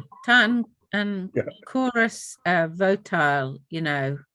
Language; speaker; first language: Irish; non-native, learner; English